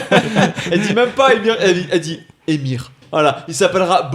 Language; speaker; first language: French; native; French